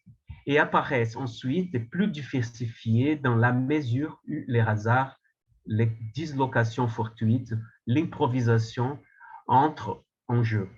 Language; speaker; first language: French; non-native, fluent; Portuguese